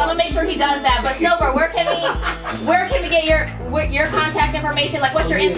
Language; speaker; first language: English; native; English